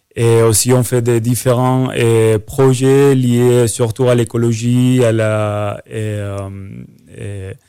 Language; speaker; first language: French; non-native, fluent; Spanish